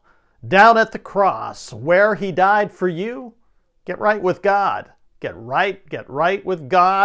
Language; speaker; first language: English; native; English